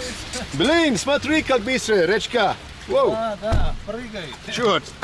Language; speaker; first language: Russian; non-native, learner; English